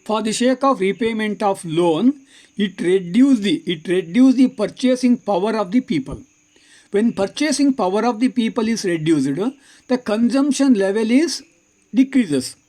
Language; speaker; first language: English; non-native, local second language; Kannada